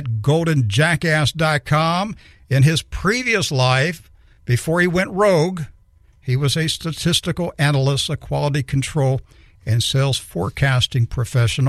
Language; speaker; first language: English; native; English